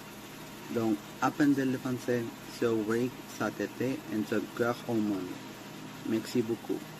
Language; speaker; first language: French; non-native, learner; Spanish